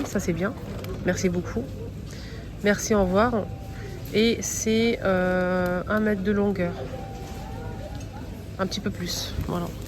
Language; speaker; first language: French; native; French